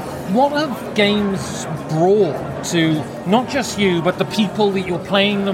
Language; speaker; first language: English; native; English